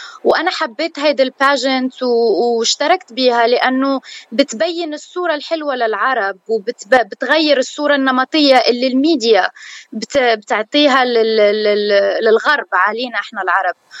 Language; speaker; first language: Arabic; early bilingual, heritage; Arabic